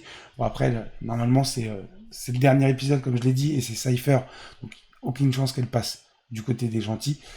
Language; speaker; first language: French; native; French